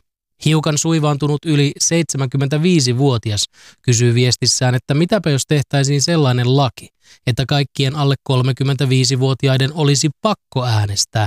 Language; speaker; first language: Finnish; native; Finnish